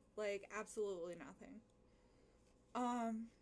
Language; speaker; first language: English; native; English